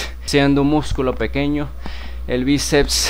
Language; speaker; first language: Spanish; native; Spanish